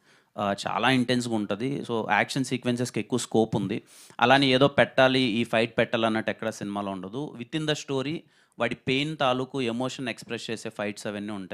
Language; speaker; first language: Telugu; native; Telugu